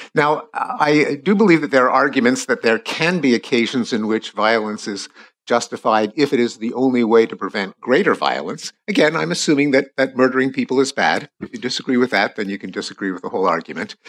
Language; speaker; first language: English; native; English